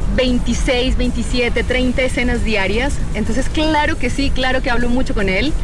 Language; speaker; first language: Spanish; native; Spanish